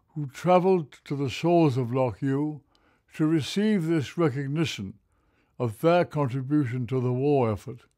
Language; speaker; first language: English; native; English